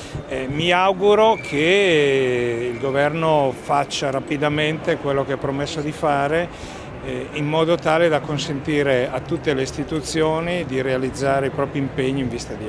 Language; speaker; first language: Italian; native; Italian